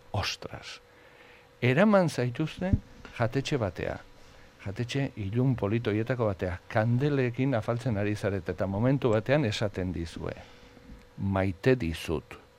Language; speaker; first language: Basque; native; Basque